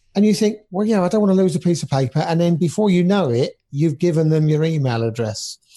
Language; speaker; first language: English; native; English